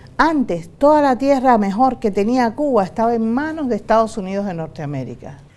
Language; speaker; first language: Spanish; native; Spanish